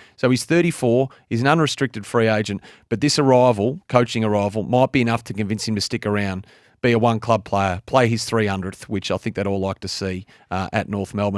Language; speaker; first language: English; native; English